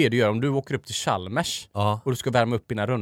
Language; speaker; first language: Swedish; native; Swedish